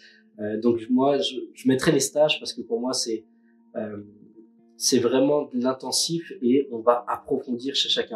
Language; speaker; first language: French; native; French